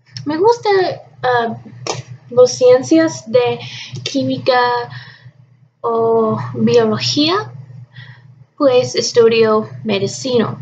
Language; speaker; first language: Spanish; non-native, learner; English